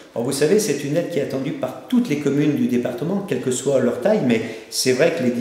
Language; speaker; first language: French; native; French